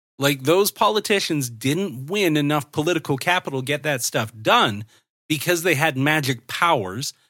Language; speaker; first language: English; native; English